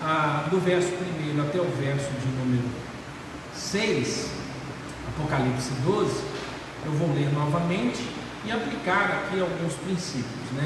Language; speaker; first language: Portuguese; native; Portuguese